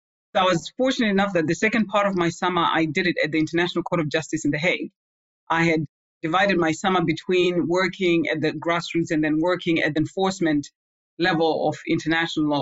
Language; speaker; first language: English; non-native, local second language; Shona